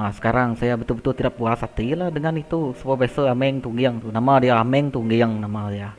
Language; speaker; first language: Malay; non-native, local second language; Iban